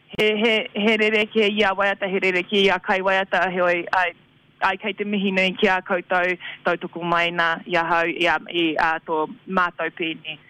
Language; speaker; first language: Māori; non-native, local second language; English